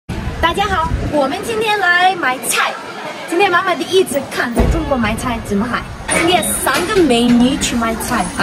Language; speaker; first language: Chinese; non-native, learner; Ukrainian